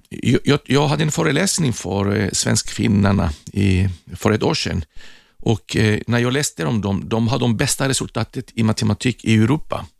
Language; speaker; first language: Swedish; non-native, fluent; Greek